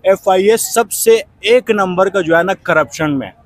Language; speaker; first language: Urdu; native; Urdu